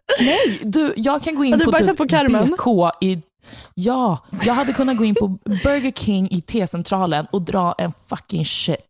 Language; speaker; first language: Swedish; native; Swedish